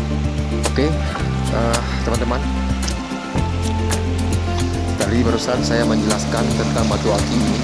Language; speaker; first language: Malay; non-native, local second language; Achinese